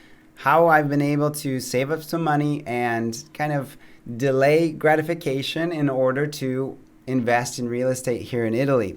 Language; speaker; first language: English; native; English